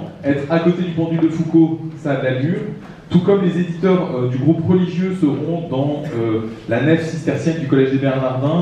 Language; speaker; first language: French; native; French